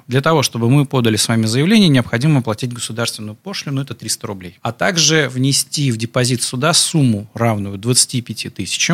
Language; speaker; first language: Russian; native; Russian